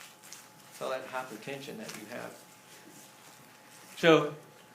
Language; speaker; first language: English; native; English